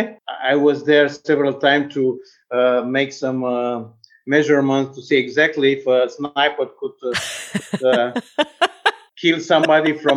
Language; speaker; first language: English; non-native, fluent; Romanian